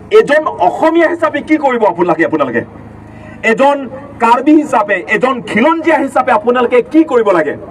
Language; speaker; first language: Assamese; non-native, local second language; Karbi